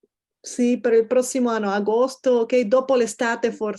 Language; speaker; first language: Italian; non-native, fluent; Spanish